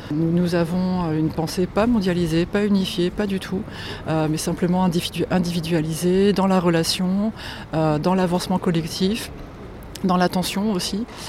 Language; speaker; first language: French; non-native, fluent; Polish